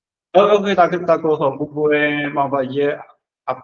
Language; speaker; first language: French; non-native, learner; Chinese